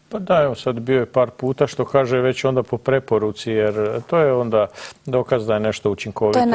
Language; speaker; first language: Croatian; native; Croatian